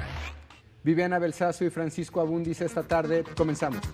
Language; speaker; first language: Spanish; native; Spanish